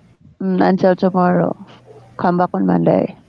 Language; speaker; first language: English; non-native, local second language; Cebuano